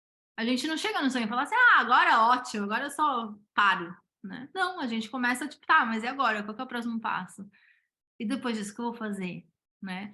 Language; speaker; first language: Portuguese; native; Portuguese